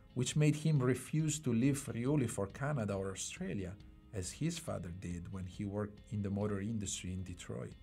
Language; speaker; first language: English; non-native, fluent; Italian